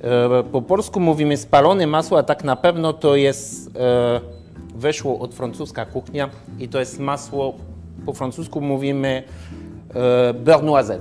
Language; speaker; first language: Polish; non-native, learner; French